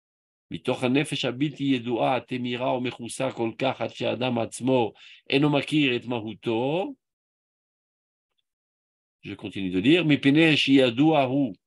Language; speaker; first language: Hebrew; non-native, fluent; French